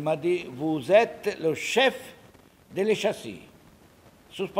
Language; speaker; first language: French; non-native, learner; Italian